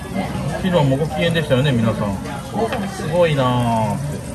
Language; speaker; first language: Japanese; native; Japanese